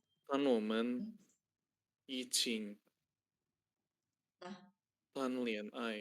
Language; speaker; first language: Chinese; non-native, learner; Indonesian